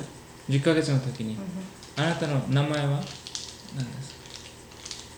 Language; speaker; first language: Japanese; early bilingual, heritage; Japanese